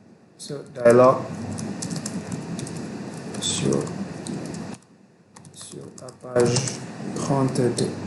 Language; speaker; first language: French; non-native, fluent; Malay